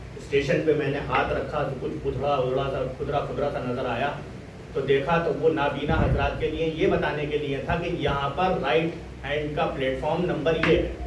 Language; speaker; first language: Urdu; native; Urdu